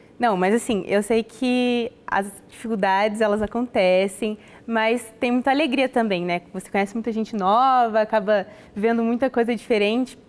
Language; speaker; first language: Portuguese; native; Portuguese